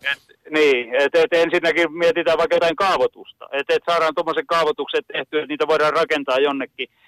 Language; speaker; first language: Finnish; native; Finnish